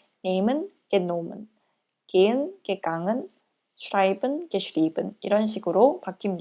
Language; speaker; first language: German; non-native, learner; Korean